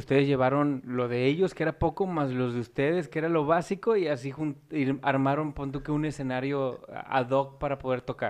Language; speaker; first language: Spanish; native; Spanish